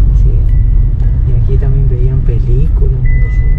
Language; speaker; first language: Spanish; early bilingual, other home language; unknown